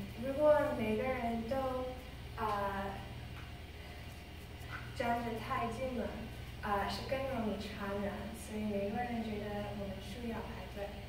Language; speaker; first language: Chinese; non-native, learner; English